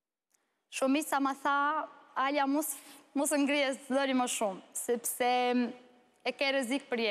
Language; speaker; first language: Albanian; non-native, learner; Arabic